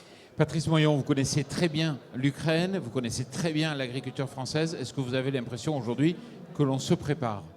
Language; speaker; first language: French; native; French